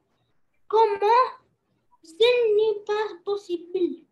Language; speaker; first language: French; non-native, learner; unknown